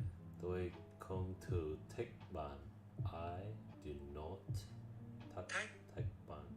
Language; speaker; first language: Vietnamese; non-native, learner; English